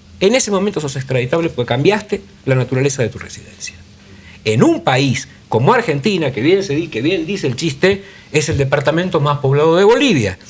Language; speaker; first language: Spanish; native; Spanish